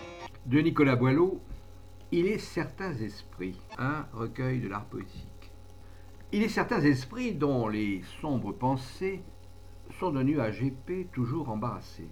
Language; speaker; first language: French; native; French